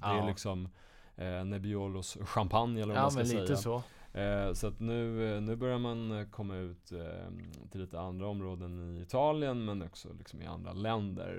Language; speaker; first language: Swedish; native; Swedish